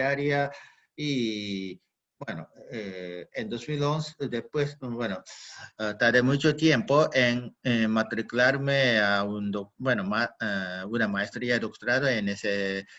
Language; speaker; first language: Spanish; non-native, fluent; Japanese